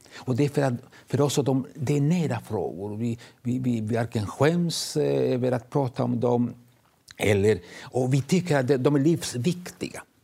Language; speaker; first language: Swedish; non-native, fluent; Spanish